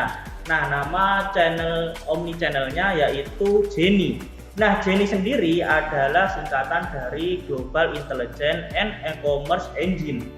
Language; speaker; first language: Indonesian; native; Indonesian